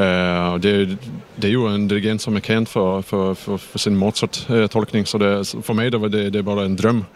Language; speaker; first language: Danish; non-native, fluent; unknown